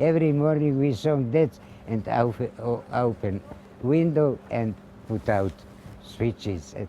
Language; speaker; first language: English; non-native, learner; Ladino